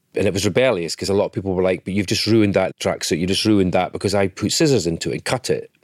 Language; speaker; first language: English; native; English